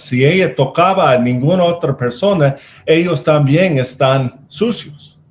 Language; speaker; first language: Spanish; non-native, fluent; English